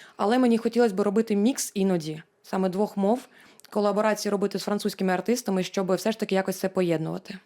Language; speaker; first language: Ukrainian; non-native, local second language; Russian